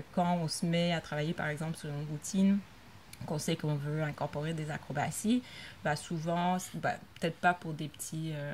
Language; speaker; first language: French; native; French